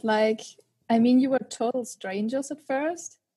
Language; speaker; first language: English; non-native, fluent; German